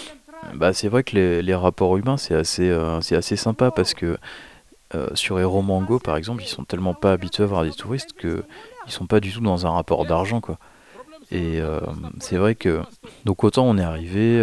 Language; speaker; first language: French; native; French